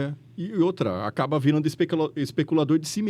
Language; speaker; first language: Portuguese; native; Portuguese